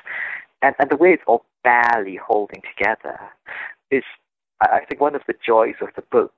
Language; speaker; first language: English; native; English